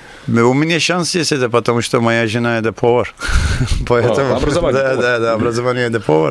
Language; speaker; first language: Russian; non-native, learner; Turkish